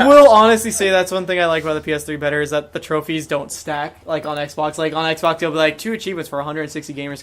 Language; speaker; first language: English; native; English